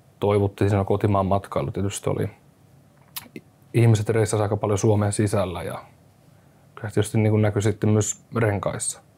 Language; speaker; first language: Finnish; native; Finnish